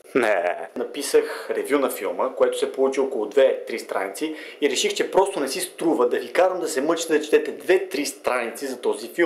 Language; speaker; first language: Bulgarian; native; Bulgarian